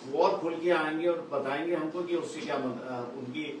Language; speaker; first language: Hindi; non-native, local second language; Marathi